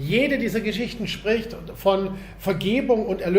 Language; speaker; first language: German; native; German